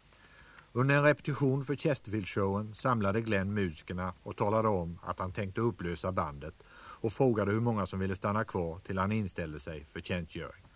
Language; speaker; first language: Swedish; native; Swedish